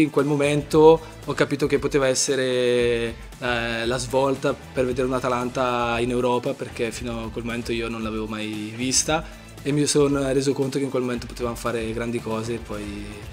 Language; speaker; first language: Italian; native; Italian